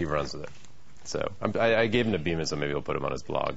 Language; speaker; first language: English; native; English